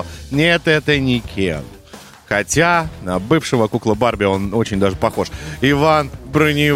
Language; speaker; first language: Russian; native; Russian